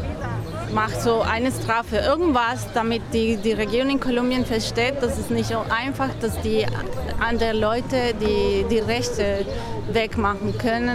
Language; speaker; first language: German; non-native, fluent; Spanish